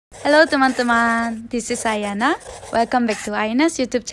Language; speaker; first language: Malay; non-native, fluent; Korean